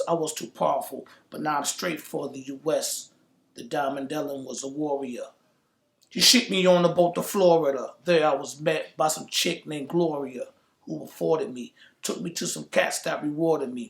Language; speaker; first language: English; native; English